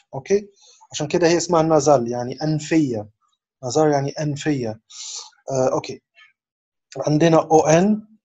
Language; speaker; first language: Arabic; native; Arabic